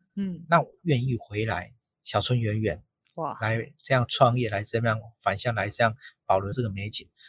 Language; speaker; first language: Chinese; native; Chinese